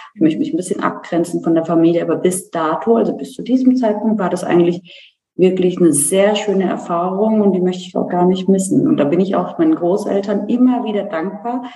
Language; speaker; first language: German; early bilingual, other home language; Turkish